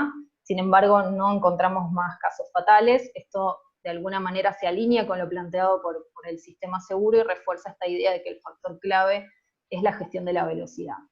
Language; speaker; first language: Spanish; native; Spanish